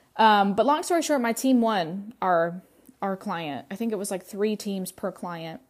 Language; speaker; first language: English; early bilingual, other home language; Russian